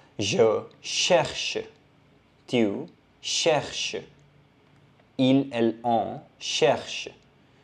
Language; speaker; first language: French; non-native, fluent; Hindi